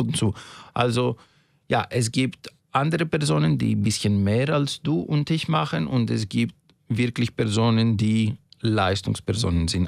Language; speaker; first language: German; non-native, fluent; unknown